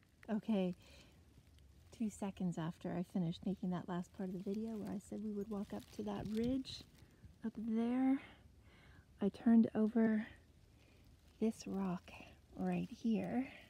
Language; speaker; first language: English; native; English